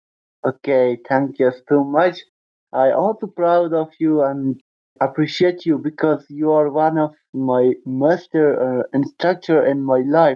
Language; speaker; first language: English; non-native, learner; Persian